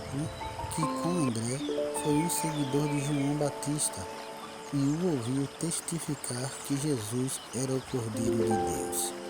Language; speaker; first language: Portuguese; native; Portuguese